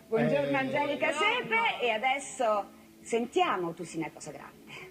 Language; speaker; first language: Italian; native; Italian